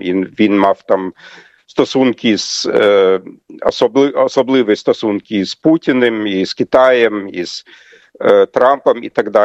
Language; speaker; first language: Ukrainian; non-native, fluent; German